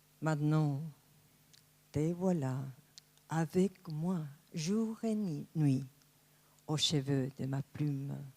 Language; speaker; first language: French; non-native, fluent; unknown